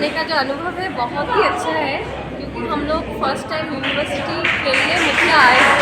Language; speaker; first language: Hindi; non-native, local second language; Bangla